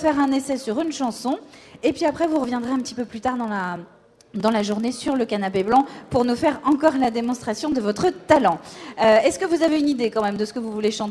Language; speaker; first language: French; native; French